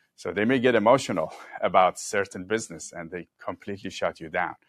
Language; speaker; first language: English; non-native, fluent; Persian